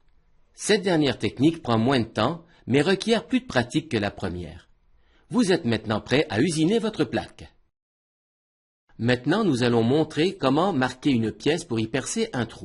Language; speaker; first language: French; native; French